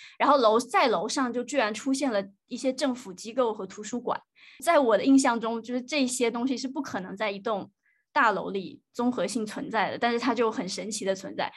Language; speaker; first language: Chinese; native; Chinese